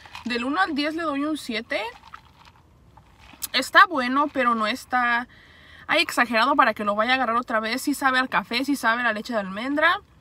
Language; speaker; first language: Spanish; early bilingual, heritage; Spanish